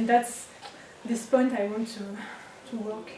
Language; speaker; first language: English; non-native, fluent; French